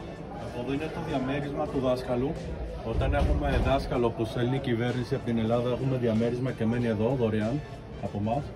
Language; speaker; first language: Greek; early bilingual, heritage; Greek